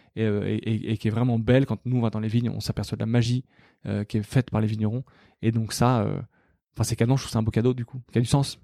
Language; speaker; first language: French; native; French